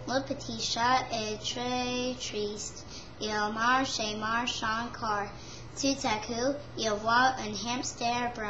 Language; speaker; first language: French; non-native, learner; English